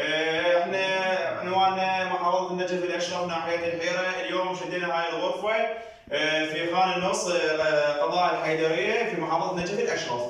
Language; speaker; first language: Arabic; native; Arabic